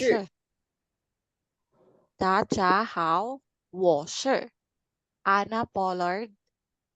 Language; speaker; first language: Chinese; non-native, learner; Filipino